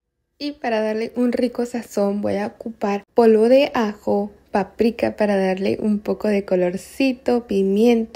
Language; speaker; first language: Spanish; native; Spanish